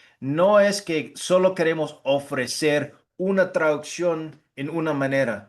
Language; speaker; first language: Spanish; non-native, fluent; English